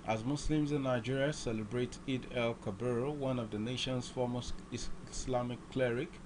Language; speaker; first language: English; non-native, local second language; Yoruba